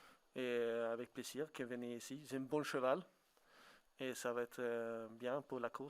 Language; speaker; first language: French; non-native, fluent; Swedish